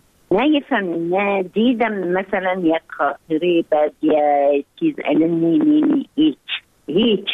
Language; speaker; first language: Persian; non-native, fluent; Arabic